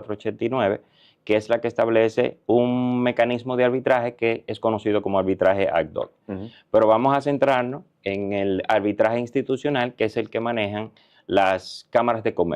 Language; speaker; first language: Spanish; native; Spanish